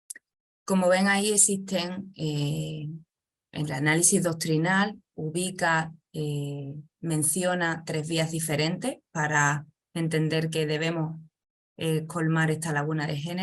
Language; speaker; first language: Spanish; native; Spanish